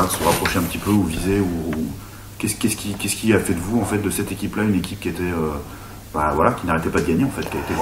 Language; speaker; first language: French; native; French